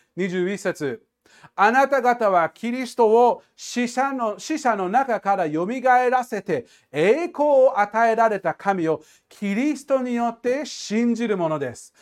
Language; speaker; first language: Japanese; non-native, fluent; English